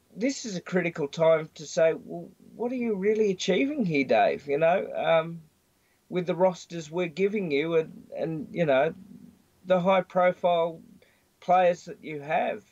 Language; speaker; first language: English; native; English